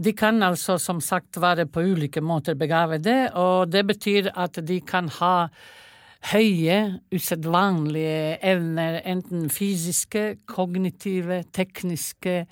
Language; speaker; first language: Norwegian; non-native, fluent; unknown